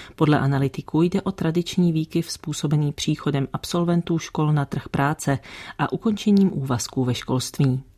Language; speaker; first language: Czech; native; Czech